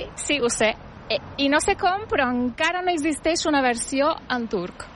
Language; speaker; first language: Catalan; non-native, fluent; Turkish